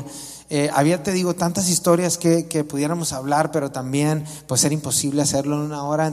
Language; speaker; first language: Spanish; native; Spanish